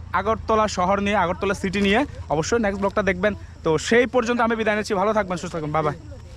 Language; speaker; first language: Bangla; native; Bangla